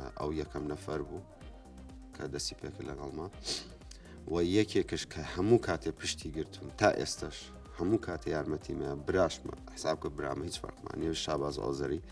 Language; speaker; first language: Central Kurdish; early bilingual, heritage; Central Kurdish